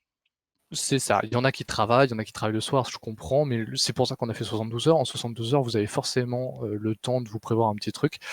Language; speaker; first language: French; native; French